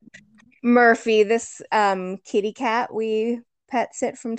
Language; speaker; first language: English; native; English